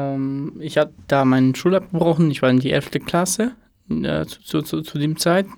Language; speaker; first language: German; non-native, fluent; Romanian